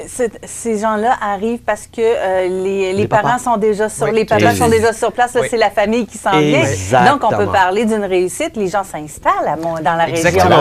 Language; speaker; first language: French; native; French